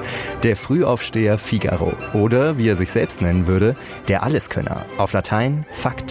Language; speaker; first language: German; native; German